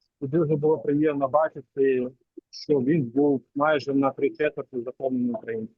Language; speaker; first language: Ukrainian; non-native, local second language; Russian